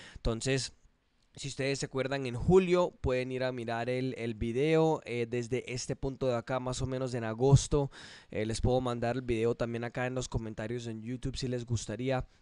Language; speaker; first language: Spanish; early bilingual, heritage; English